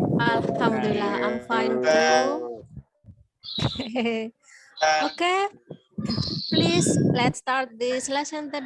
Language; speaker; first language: English; non-native, learner; Indonesian